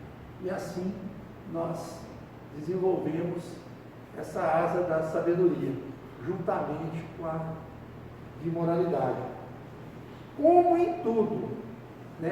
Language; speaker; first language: Portuguese; native; Portuguese